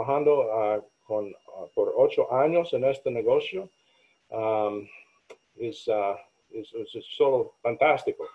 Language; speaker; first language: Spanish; non-native, learner; English